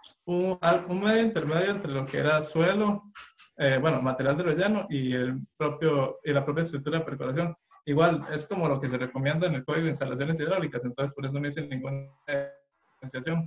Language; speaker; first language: Spanish; native; Spanish